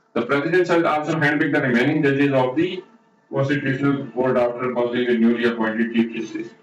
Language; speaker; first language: English; non-native, local second language; Urdu